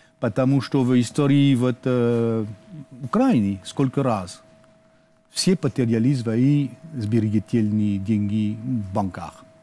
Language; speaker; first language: Russian; non-native, learner; French